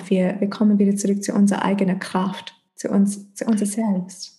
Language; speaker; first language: German; non-native, fluent; English